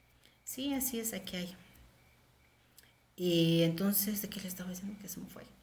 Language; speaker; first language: Spanish; native; Spanish